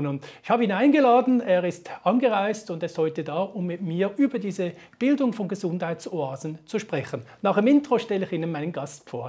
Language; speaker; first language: German; native; German